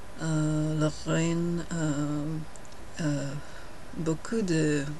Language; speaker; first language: French; non-native, learner; English